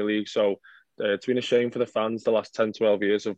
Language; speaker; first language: English; native; English